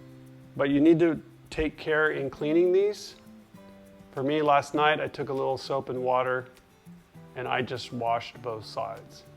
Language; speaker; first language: English; native; English